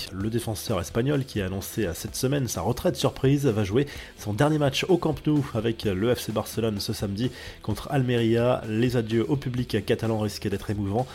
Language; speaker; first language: French; native; French